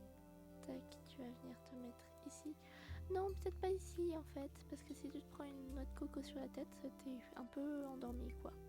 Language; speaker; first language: French; native; French